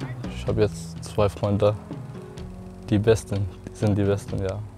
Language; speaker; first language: German; non-native, learner; Arabic